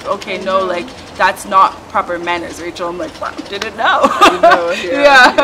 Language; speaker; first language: English; native; English